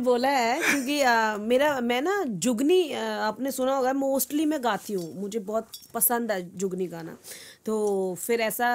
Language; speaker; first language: Hindi; non-native, local second language; Punjabi